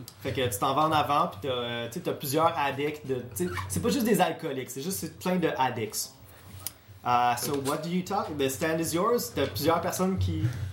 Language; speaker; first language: French; native; French